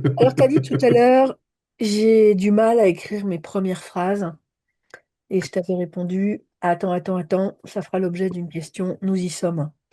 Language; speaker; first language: French; native; French